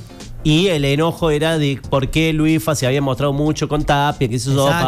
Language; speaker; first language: Spanish; native; Spanish